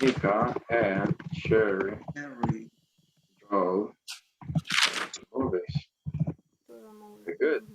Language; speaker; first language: English; non-native, fluent; Spanish